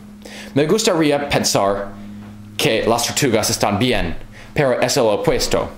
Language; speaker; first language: Spanish; non-native, learner; English